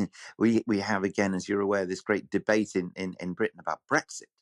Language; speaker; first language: English; native; English